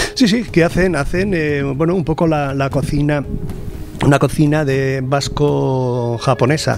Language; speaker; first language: Spanish; native; Spanish